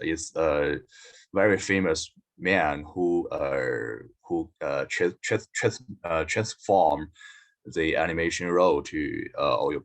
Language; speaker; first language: English; non-native, learner; Chinese